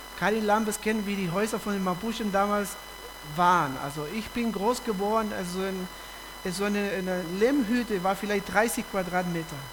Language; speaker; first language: German; non-native, fluent; Spanish